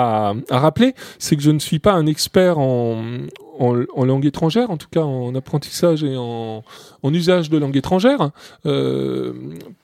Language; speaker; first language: French; native; French